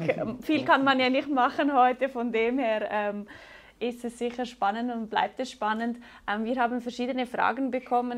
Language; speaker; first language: German; native; German